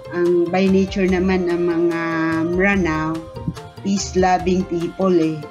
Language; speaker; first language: Filipino; non-native, local second language; Maranao